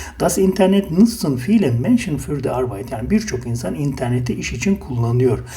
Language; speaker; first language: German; non-native, fluent; Turkish